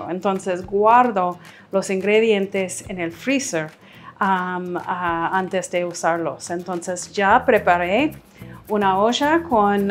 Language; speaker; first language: Spanish; non-native, fluent; English